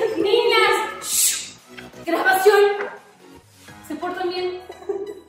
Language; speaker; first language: Spanish; early bilingual, other home language; Portuguese